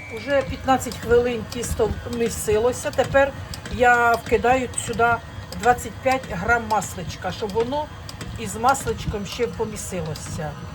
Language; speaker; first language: Ukrainian; non-native, local second language; Russian